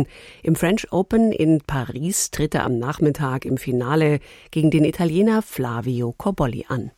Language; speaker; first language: German; native; German